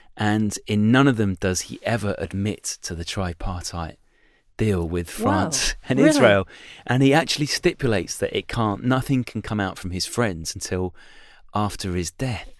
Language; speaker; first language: English; native; English